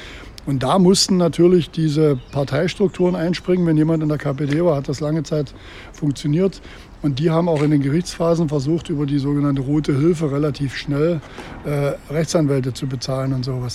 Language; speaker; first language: German; native; German